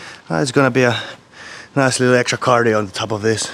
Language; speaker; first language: English; non-native, fluent; Finnish